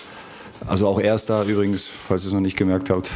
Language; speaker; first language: German; native; German